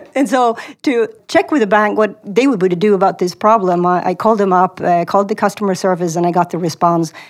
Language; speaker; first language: English; non-native, fluent; Swedish